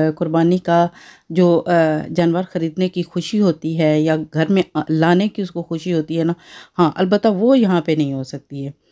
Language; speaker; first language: Urdu; native; Urdu